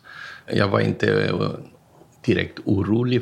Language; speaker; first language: Swedish; non-native, fluent; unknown